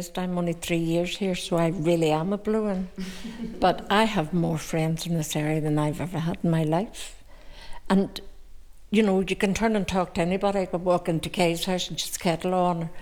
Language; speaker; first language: English; native; English